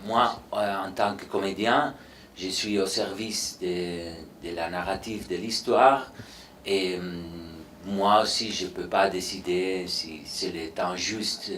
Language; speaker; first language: French; non-native, fluent; Spanish